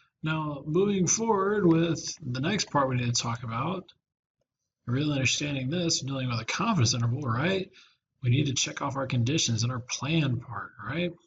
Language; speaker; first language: English; native; English